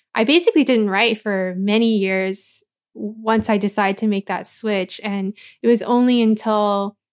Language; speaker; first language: English; native; English